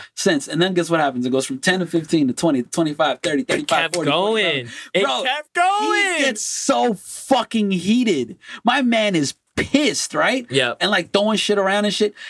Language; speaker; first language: English; non-native, fluent; Portuguese